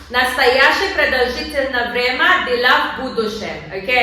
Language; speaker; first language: Russian; non-native, learner; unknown